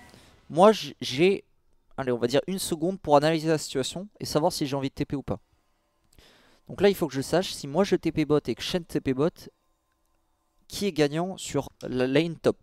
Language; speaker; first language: French; native; French